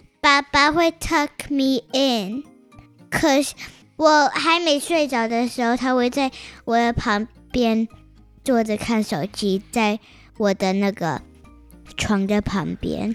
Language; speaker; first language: Chinese; early bilingual, heritage; Chinese